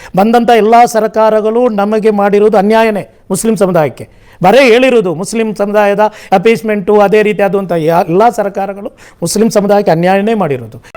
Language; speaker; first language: Kannada; non-native, local second language; Urdu